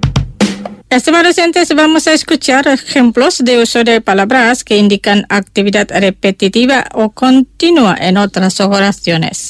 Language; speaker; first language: Spanish; non-native, fluent; Indonesian